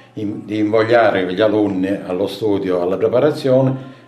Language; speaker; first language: Italian; native; Italian